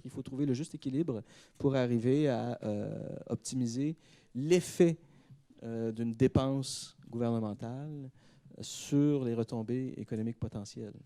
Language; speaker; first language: French; native; French